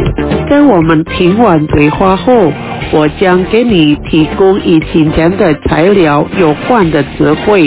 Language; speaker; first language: Chinese; early bilingual, heritage; Chinese